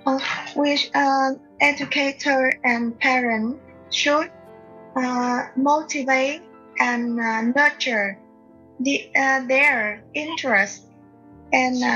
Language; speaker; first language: English; non-native, learner; Vietnamese